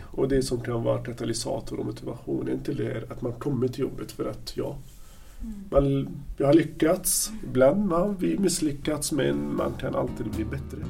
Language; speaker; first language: Swedish; non-native, fluent; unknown